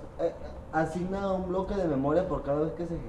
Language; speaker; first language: Spanish; native; Spanish